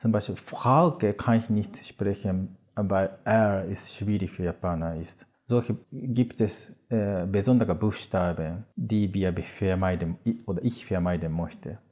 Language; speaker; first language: German; non-native, learner; Japanese